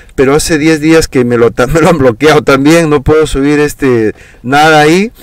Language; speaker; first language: Spanish; native; Spanish